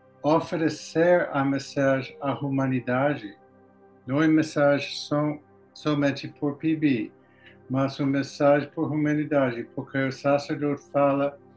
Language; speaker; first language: Portuguese; non-native, learner; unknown